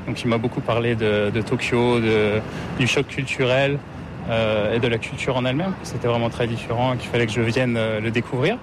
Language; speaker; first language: French; native; French